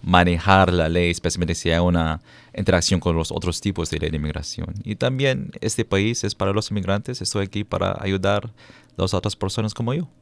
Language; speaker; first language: Spanish; non-native, fluent; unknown